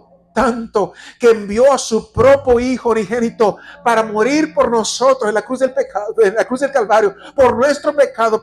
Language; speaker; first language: Spanish; native; Spanish